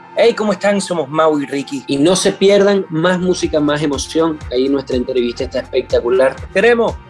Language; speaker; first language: Spanish; native; Spanish